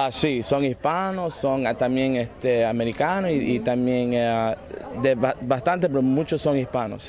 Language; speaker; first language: Spanish; early bilingual, heritage; Spanish